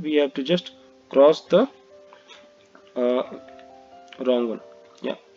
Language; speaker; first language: English; non-native, local second language; Hindi